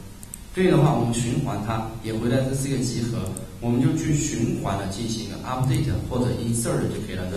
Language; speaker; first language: Chinese; native; Chinese